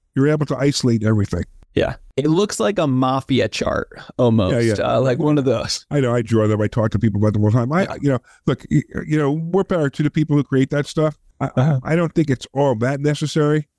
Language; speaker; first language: English; native; English